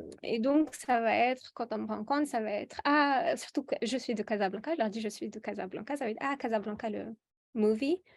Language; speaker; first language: French; non-native, local second language; Arabic